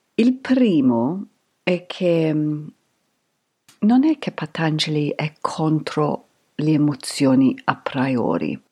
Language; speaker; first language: Italian; non-native, fluent; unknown